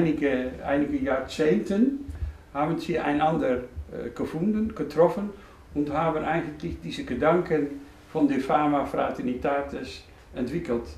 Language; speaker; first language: Dutch; non-native, learner; German